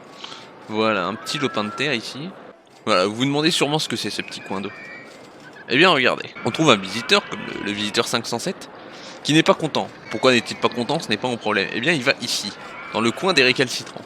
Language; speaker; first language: French; native; French